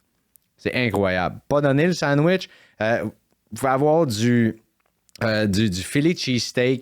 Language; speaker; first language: French; native; French